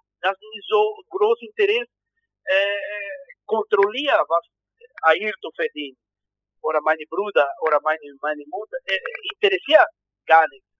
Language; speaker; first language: German; non-native, learner; Portuguese